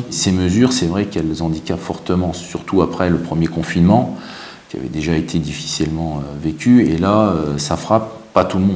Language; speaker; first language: French; native; French